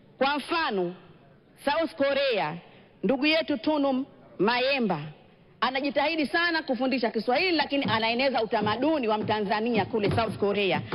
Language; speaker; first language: Swahili; native; Swahili